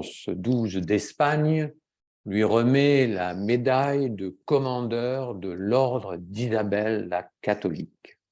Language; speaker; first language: French; native; French